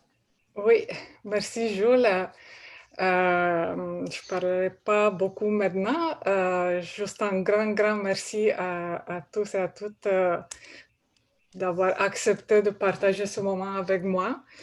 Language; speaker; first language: French; non-native, fluent; Romanian